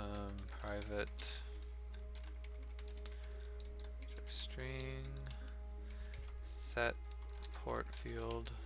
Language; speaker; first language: English; native; English